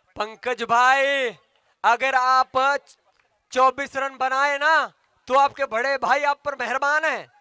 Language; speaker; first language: Hindi; non-native, local second language; Marathi